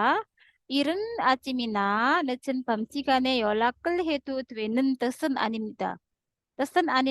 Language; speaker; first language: Korean; non-native, fluent; Indonesian